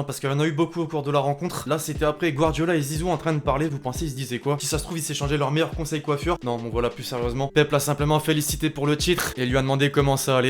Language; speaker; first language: French; native; French